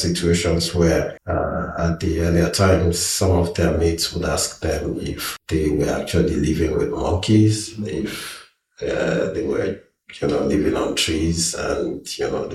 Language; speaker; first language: English; non-native, local second language; Igbo